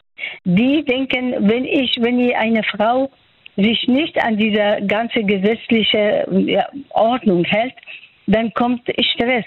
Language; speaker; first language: German; non-native, fluent; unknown